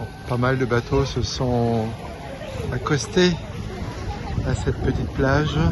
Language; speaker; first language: French; native; French